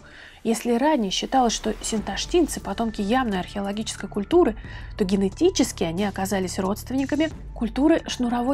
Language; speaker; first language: Russian; native; Russian